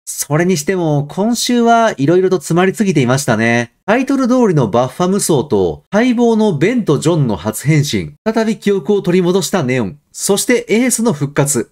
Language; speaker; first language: Japanese; native; Japanese